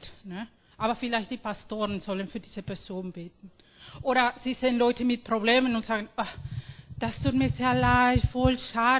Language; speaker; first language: German; non-native, fluent; Spanish